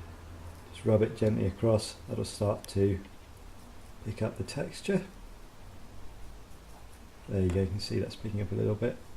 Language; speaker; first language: English; native; English